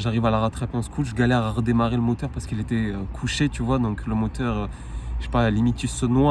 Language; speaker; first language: French; native; French